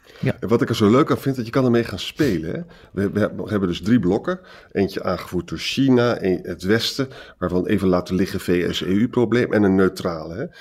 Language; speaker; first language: Dutch; native; Dutch